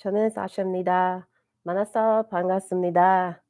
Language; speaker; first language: Korean; non-native, learner; English